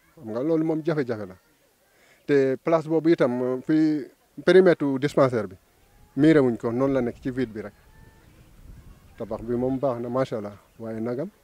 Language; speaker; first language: Wolof; non-native, local second language; Serer